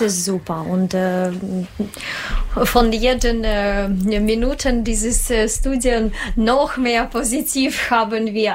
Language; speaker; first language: German; non-native, learner; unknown